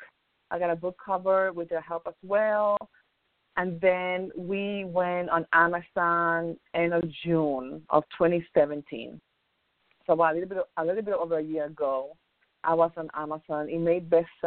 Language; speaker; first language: English; non-native, fluent; Spanish